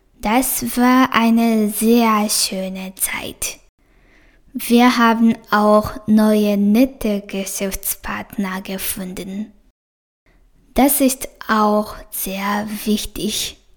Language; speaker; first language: German; non-native, fluent; Japanese